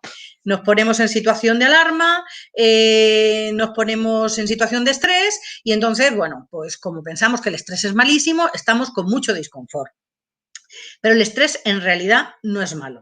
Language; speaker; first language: Spanish; native; Spanish